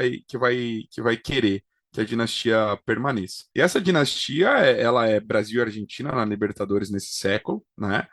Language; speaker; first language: Portuguese; native; Portuguese